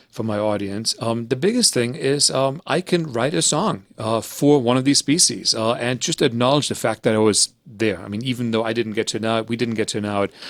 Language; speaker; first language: English; early bilingual, other home language; German